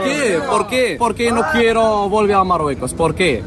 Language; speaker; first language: Spanish; non-native, learner; Arabic